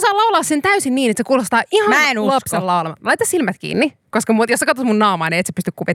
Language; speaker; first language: Finnish; native; Finnish